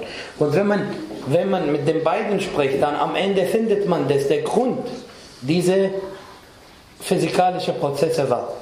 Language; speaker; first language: German; non-native, fluent; Arabic